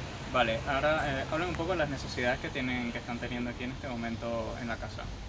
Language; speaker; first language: Spanish; native; Spanish